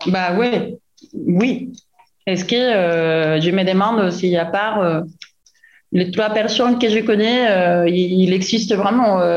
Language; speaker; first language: French; non-native, fluent; Spanish